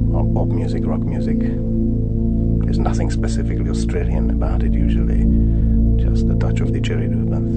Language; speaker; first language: English; non-native, fluent; Czech